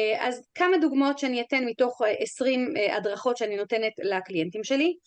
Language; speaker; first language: Hebrew; non-native, fluent; English